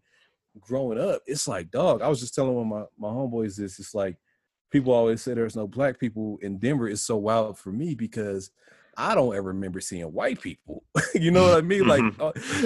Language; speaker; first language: English; native; English